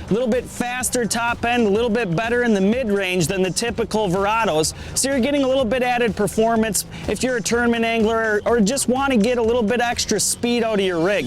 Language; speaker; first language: English; native; English